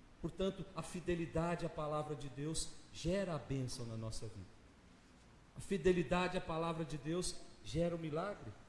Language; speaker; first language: Portuguese; native; Portuguese